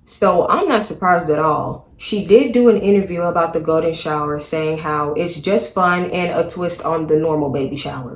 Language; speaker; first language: English; native; English